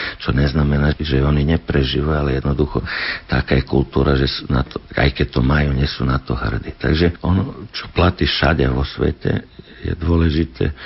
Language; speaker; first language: Slovak; non-native, fluent; Serbian